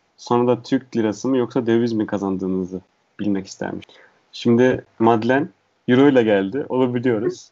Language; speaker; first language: Turkish; native; Turkish